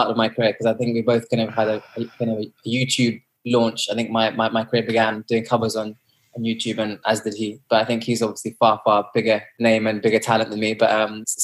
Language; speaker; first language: English; native; English